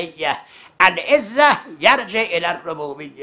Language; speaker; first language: Arabic; non-native, fluent; Azerbaijani